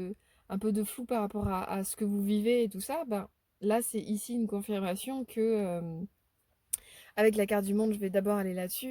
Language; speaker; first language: French; native; French